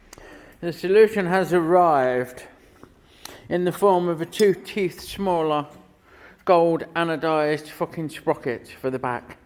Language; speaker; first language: English; native; English